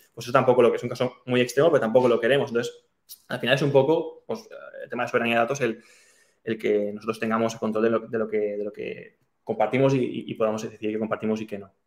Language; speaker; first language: Spanish; native; Spanish